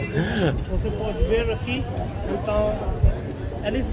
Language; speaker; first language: Portuguese; non-native, learner; Hindi